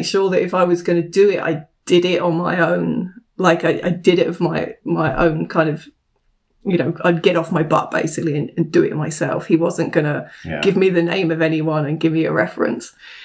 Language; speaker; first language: English; native; English